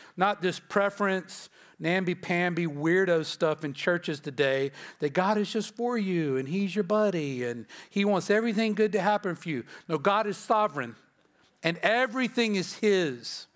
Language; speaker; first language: English; native; English